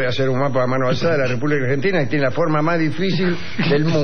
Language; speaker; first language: Spanish; native; Spanish